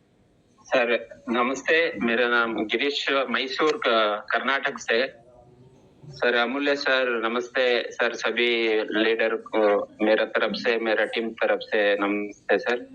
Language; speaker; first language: Hindi; non-native, local second language; Kannada